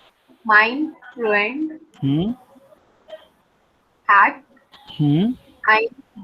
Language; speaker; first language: German; non-native, learner; Marathi